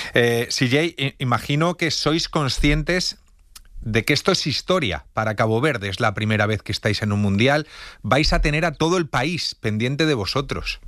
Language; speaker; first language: Spanish; native; Spanish